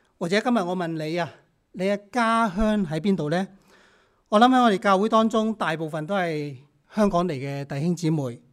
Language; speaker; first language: Chinese; non-native, local second language; Cantonese